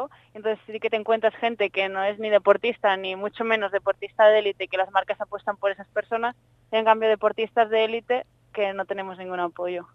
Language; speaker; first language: Spanish; native; Spanish